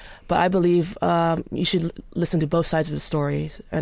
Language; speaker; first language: English; native; English